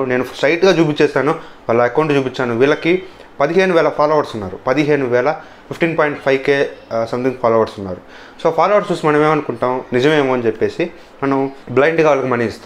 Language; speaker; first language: Telugu; native; Telugu